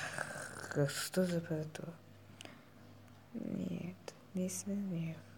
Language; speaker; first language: Russian; non-native, learner; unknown